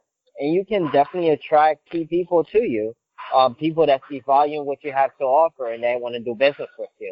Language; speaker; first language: English; non-native, fluent; Haitian Creole